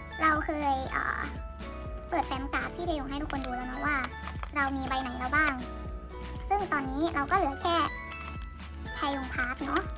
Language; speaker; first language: Thai; native; Thai